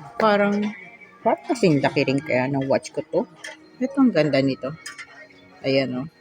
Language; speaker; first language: Filipino; native; Filipino